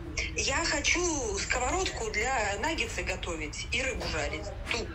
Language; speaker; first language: Russian; native; Russian